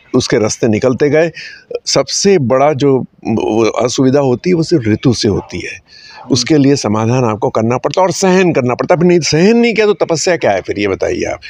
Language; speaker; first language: Hindi; native; Hindi